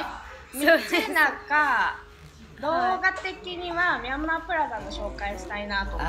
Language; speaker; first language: Japanese; native; Japanese